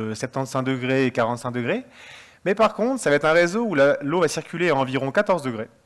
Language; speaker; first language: French; native; French